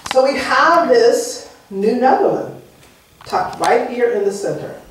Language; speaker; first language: English; native; English